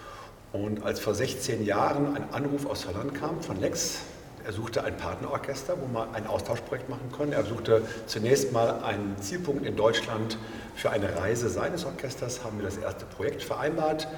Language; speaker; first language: German; native; German